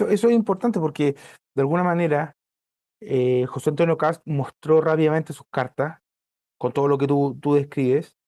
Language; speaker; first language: Spanish; native; Spanish